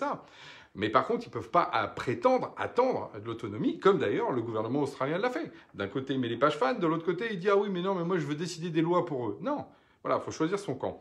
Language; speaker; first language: French; native; French